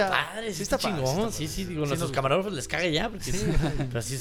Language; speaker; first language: Spanish; native; Spanish